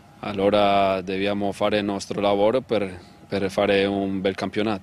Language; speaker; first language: Italian; non-native, learner; Spanish